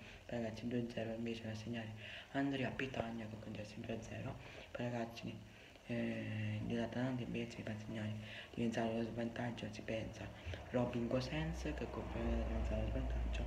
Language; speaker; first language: Italian; native; Italian